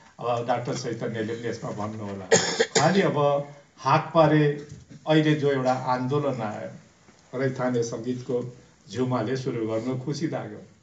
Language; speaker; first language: Nepali; non-native, local second language; Limburgish